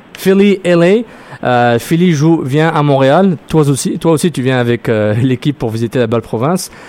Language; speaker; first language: French; native; French